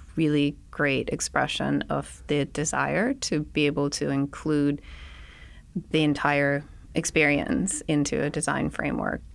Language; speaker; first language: English; non-native, fluent; Danish